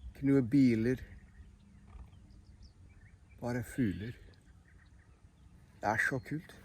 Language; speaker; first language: Norwegian; non-native, fluent; English